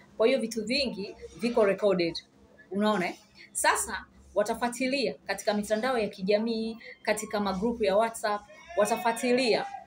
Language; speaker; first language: Swahili; native; Swahili